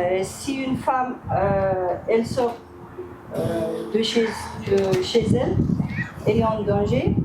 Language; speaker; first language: French; non-native, fluent; Persian